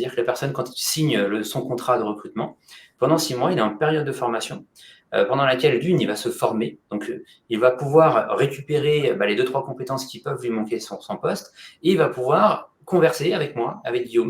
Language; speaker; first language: French; native; French